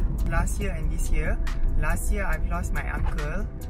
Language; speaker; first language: English; non-native, local second language; Malay